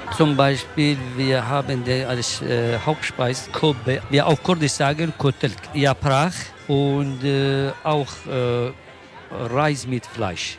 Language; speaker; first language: German; non-native, learner; Kurdish